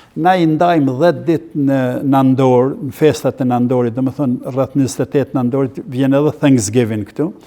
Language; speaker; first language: Albanian; native; Albanian